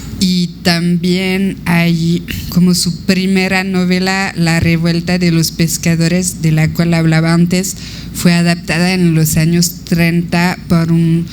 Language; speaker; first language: Spanish; non-native, fluent; French